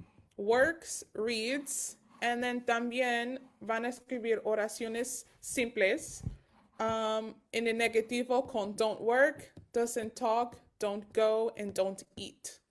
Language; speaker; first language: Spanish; early bilingual, heritage; Spanish